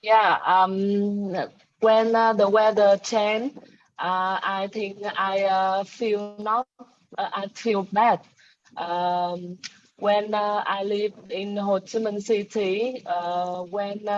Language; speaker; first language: English; non-native, learner; Vietnamese